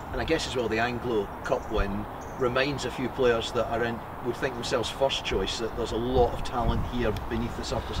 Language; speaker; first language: English; native; English